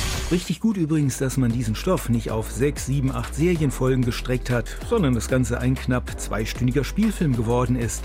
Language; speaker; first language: German; native; German